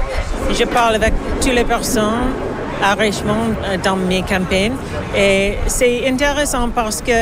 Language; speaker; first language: French; non-native, learner; English